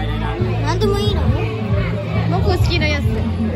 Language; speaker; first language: Japanese; non-native, fluent; Thai